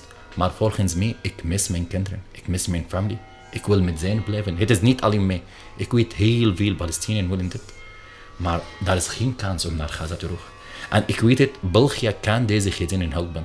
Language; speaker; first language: Dutch; non-native, learner; Arabic